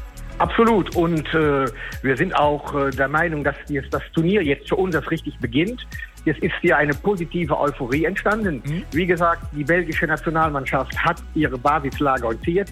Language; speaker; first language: German; native; German